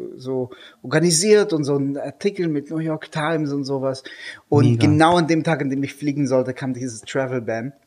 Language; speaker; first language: German; non-native, fluent; Hebrew